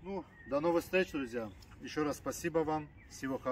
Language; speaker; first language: Russian; early bilingual, heritage; Russian